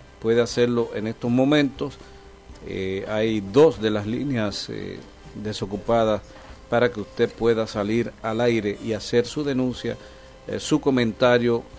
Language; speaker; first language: Spanish; native; Spanish